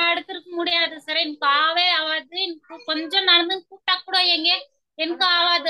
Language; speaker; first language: Tamil; non-native, fluent; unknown